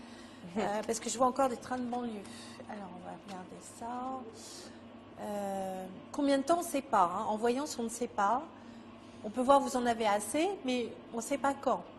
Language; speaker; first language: French; native; French